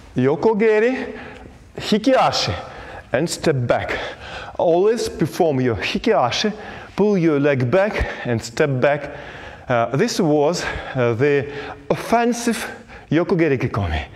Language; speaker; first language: English; non-native, fluent; Belarusian